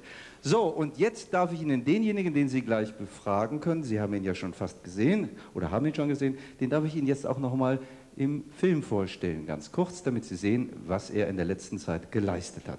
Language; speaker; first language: German; native; German